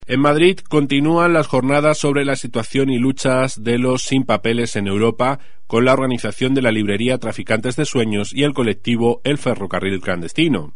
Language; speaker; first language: Spanish; native; Spanish